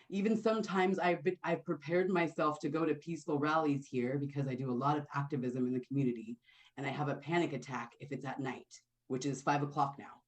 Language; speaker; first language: English; native; English